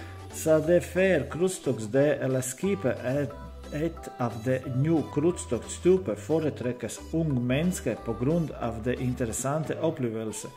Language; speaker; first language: Swedish; non-native, learner; Danish